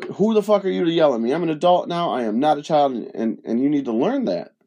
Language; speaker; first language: English; early bilingual, other home language; Spanish